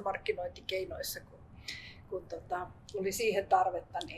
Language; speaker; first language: Finnish; native; Finnish